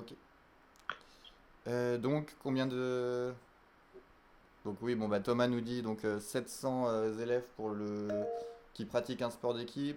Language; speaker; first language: French; native; French